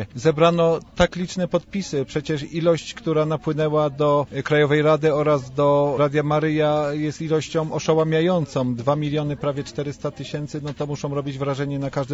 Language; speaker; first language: Polish; native; Polish